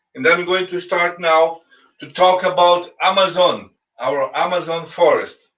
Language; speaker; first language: English; non-native, fluent; Portuguese